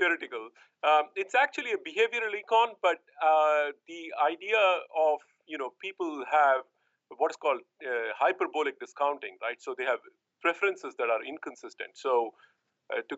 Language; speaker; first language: English; non-native, local second language; Tamil